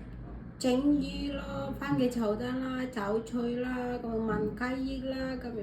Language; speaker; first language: Cantonese; non-native, learner; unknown